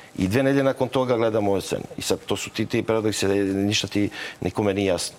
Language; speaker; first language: Serbian; native; Serbian